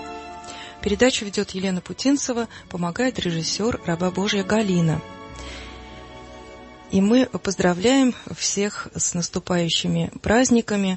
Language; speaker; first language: Russian; native; Russian